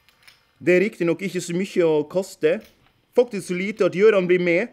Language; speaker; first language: Norwegian; native; Norwegian